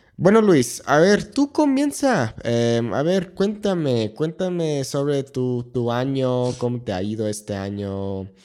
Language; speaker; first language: Spanish; non-native, fluent; English